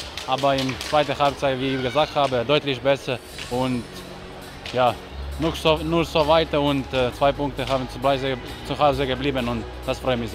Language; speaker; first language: German; non-native, learner; Croatian